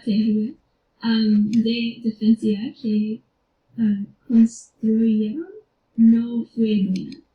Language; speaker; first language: Spanish; non-native, learner; English